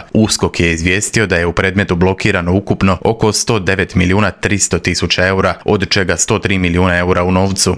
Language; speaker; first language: Croatian; native; Croatian